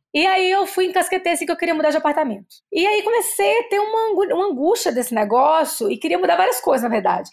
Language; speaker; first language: Portuguese; native; Portuguese